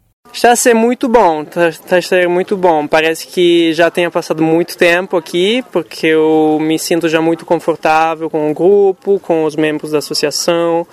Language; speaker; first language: Portuguese; non-native, fluent; Italian